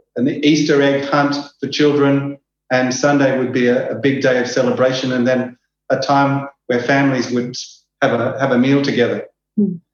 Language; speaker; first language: English; native; English